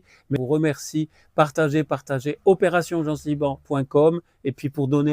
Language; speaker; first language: French; native; French